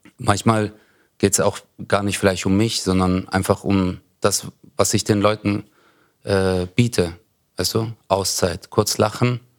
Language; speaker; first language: German; early bilingual, other home language; Turkish